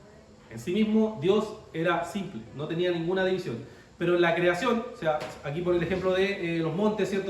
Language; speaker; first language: Spanish; native; Spanish